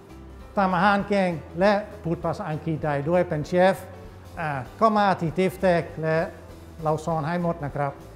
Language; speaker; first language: Thai; non-native, fluent; Dutch